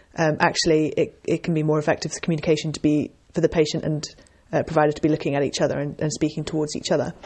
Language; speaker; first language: English; native; English